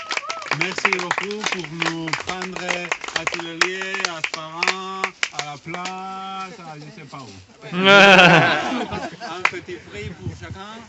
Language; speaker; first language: French; non-native, learner; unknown